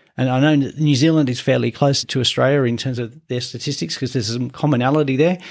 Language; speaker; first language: English; native; English